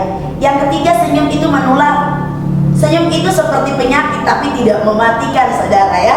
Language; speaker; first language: Indonesian; native; Indonesian